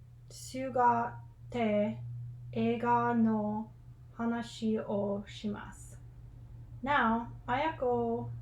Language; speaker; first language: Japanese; non-native, learner; English